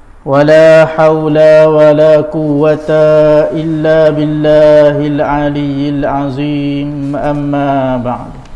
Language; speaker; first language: Malay; native; Malay